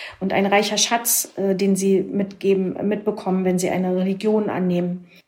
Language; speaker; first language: German; native; German